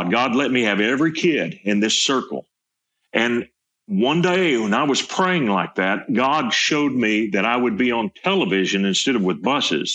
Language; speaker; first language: English; native; English